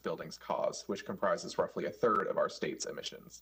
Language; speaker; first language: English; non-native, fluent; Korean